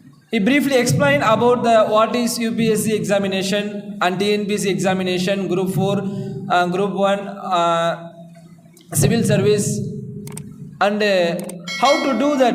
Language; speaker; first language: English; non-native, local second language; Tamil